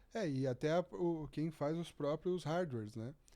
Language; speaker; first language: Portuguese; native; Portuguese